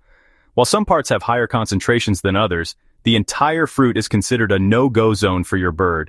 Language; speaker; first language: English; native; English